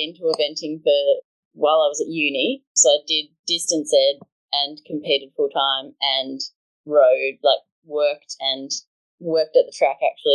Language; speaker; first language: English; native; English